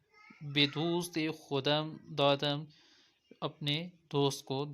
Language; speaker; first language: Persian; non-native, fluent; Urdu